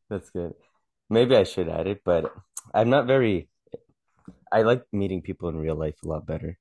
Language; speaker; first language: English; early bilingual, other home language; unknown